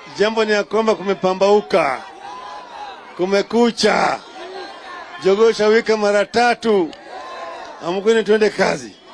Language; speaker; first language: Swahili; non-native, local second language; Luo (Kenya and Tanzania)